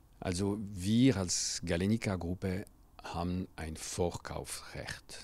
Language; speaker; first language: German; non-native, local second language; French